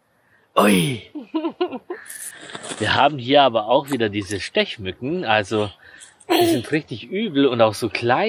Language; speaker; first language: German; native; German